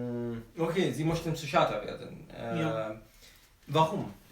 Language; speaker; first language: German; non-native, fluent; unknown